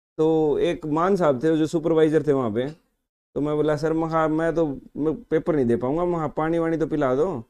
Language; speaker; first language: Hindi; native; Hindi